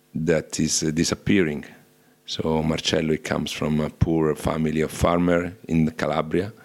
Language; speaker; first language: English; non-native, fluent; Italian